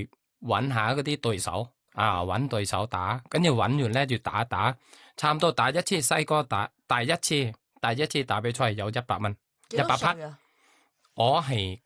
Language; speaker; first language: Cantonese; non-native, learner; Thai